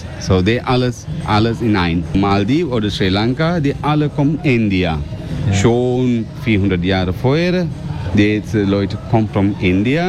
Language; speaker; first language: German; non-native, learner; Sinhala